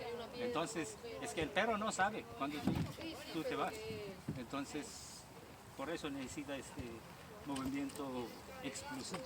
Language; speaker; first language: Spanish; non-native, learner; French